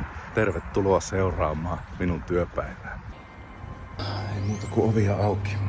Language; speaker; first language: Finnish; native; Finnish